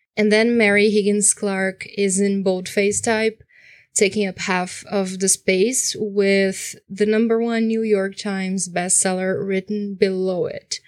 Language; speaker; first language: English; non-native, fluent; Portuguese